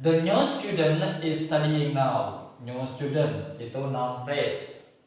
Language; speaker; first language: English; non-native, fluent; Indonesian